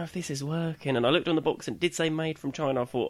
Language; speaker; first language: English; native; English